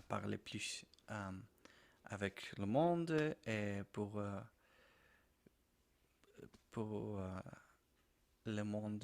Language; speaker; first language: French; non-native, learner; Spanish